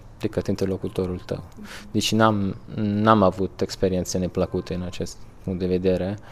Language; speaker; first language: Romanian; non-native, fluent; Italian